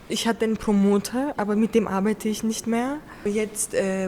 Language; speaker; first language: German; early bilingual, other home language; Turkish